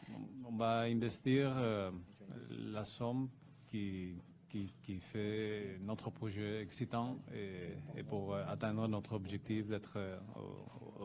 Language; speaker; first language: French; non-native, fluent; Spanish